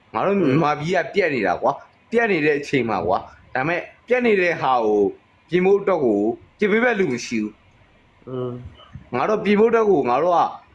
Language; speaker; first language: Burmese; native; Burmese